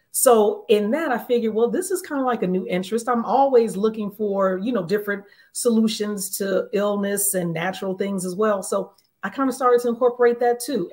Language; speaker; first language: English; native; English